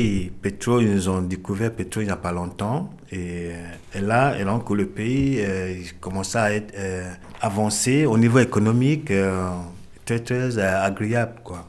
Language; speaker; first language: French; non-native, fluent; Ewe